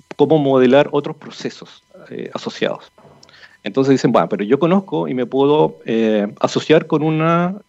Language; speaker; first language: Spanish; native; Spanish